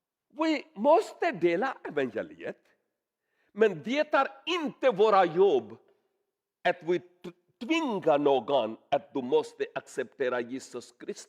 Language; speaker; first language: Swedish; non-native, learner; Urdu